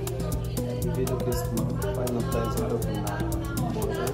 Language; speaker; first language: Polish; non-native, learner; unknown